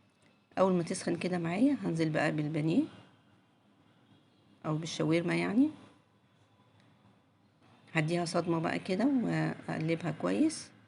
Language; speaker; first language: Arabic; native; Arabic